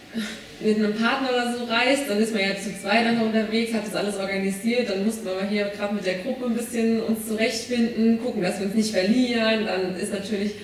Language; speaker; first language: German; native; German